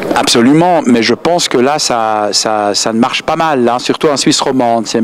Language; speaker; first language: French; native; French